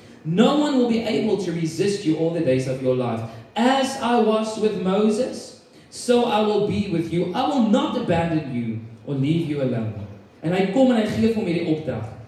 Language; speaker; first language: English; non-native, local second language; Afrikaans